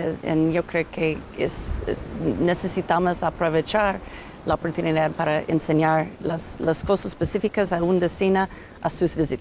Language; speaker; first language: Spanish; non-native, learner; English